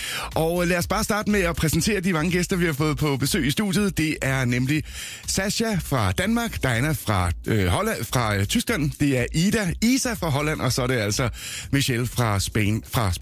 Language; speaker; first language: Danish; native; Danish